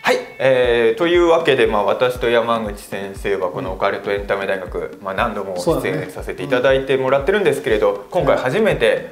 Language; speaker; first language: Japanese; native; Japanese